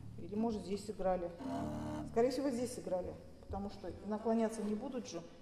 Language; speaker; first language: Russian; non-native, local second language; Kazakh